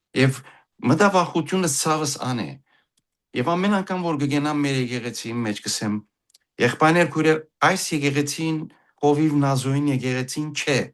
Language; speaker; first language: Armenian; early bilingual, heritage; Armenian